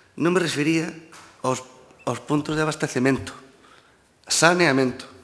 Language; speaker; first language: Galician; native; Galician